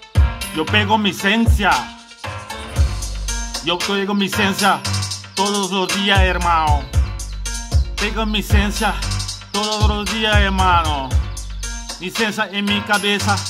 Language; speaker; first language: Spanish; non-native, learner; Papiamento